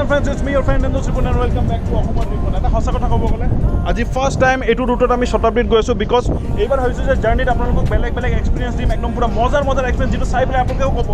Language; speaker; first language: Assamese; native; Assamese